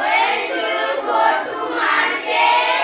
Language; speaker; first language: English; non-native, learner; Bangla